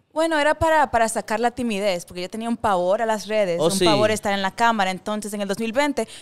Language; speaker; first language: Spanish; early bilingual, heritage; Spanish